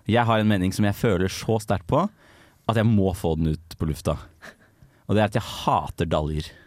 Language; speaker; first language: Norwegian; native; Norwegian